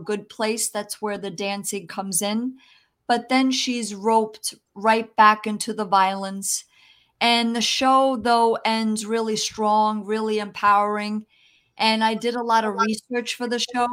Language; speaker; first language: English; early bilingual, other home language; Italian